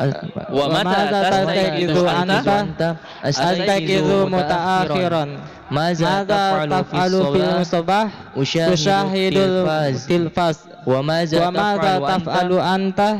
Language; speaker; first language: Arabic; non-native, learner; Indonesian